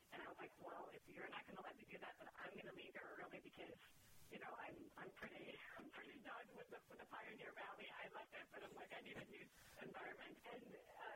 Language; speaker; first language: English; non-native, local second language; Filipino